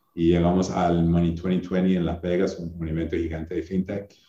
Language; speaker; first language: Spanish; non-native, fluent; English